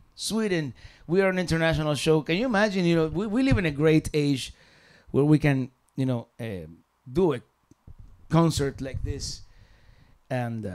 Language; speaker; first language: English; non-native, fluent; Spanish